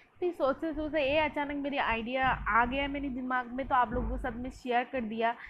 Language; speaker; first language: Hindi; non-native, local second language; Bangla